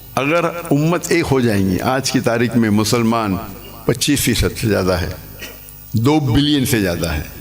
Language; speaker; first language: Urdu; non-native, local second language; English